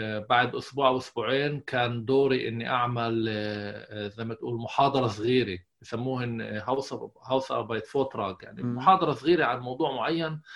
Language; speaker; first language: Arabic; native; Arabic